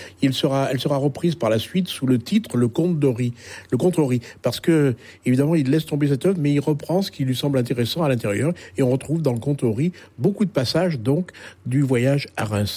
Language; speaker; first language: French; native; French